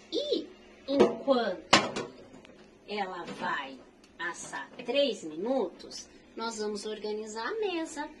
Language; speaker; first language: Portuguese; native; Portuguese